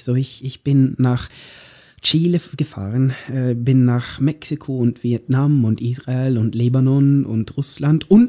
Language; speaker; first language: German; non-native, learner; Norwegian